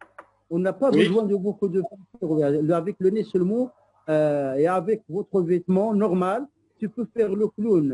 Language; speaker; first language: French; non-native, local second language; Arabic